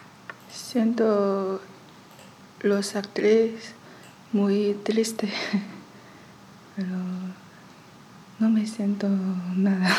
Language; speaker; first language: Spanish; non-native, learner; Chinese